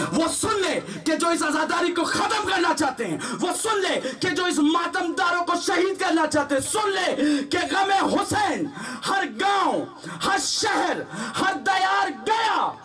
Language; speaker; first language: Urdu; native; Urdu